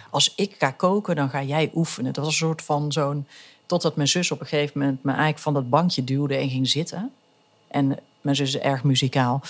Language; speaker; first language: Dutch; native; Dutch